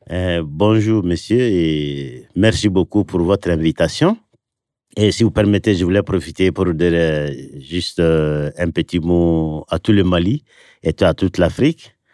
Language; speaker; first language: French; non-native, local second language; Bambara